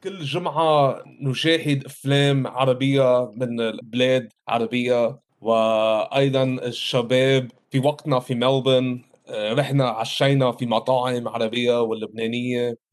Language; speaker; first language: Arabic; early bilingual, heritage; Arabic